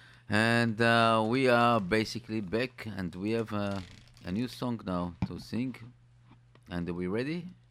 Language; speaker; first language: English; non-native, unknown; Hebrew